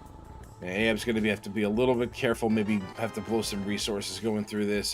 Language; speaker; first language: English; native; English